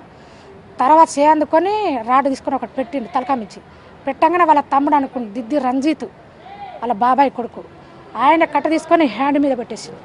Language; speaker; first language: Telugu; native; Telugu